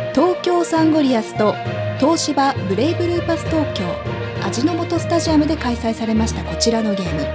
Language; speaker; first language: Japanese; native; Japanese